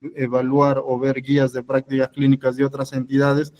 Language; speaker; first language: Spanish; native; Spanish